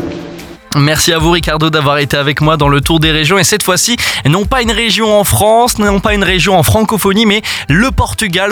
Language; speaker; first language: French; native; French